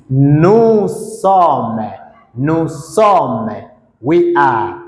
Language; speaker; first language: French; non-native, fluent; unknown